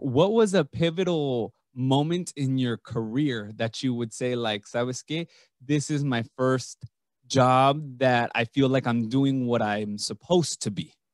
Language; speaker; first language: English; early bilingual, other home language; Spanish